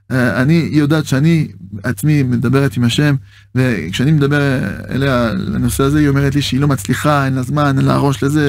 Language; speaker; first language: Hebrew; non-native, fluent; French